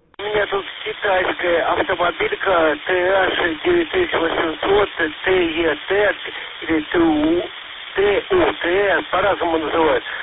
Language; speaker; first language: Russian; native; Russian